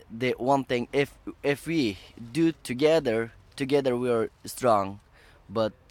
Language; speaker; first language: English; non-native, learner; Persian